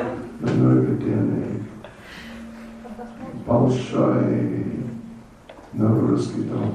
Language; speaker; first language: Russian; non-native, learner; English